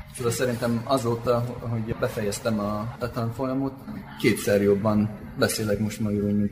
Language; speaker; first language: Hungarian; non-native, fluent; English